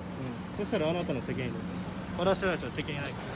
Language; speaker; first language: Japanese; native; Japanese